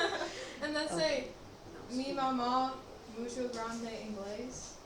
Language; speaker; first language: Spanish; non-native, learner; English